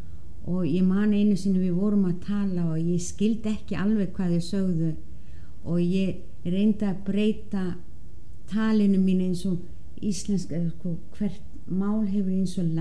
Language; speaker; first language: Icelandic; non-native, fluent; Danish